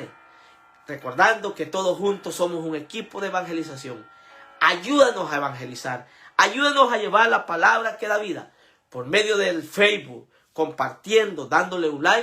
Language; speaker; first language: Spanish; native; Spanish